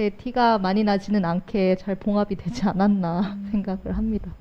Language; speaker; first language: Korean; native; Korean